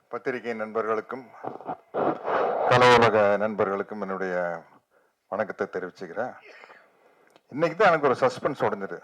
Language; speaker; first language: Tamil; native; Tamil